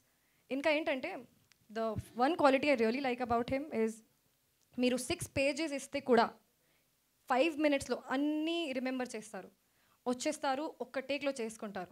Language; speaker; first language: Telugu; non-native, fluent; Hindi